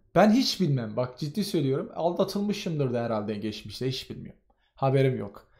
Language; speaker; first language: Turkish; native; Turkish